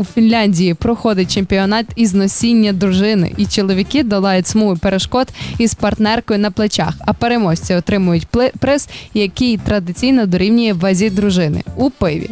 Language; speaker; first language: Ukrainian; native; Ukrainian